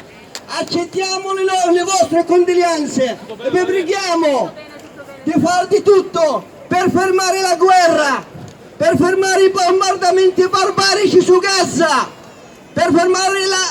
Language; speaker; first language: Italian; non-native, local second language; Arabic